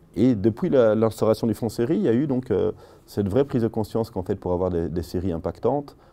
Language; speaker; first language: French; native; French